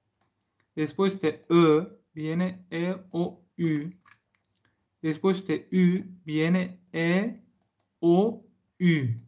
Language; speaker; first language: Spanish; non-native, learner; Turkish